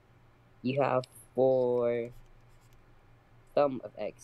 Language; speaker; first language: English; native; English